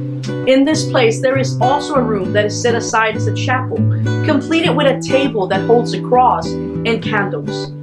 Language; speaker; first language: English; non-native, local second language; Spanish